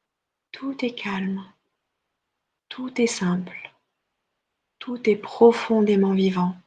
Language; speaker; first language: French; native; French